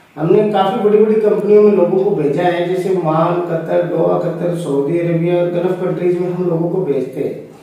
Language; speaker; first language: Hindi; native; Hindi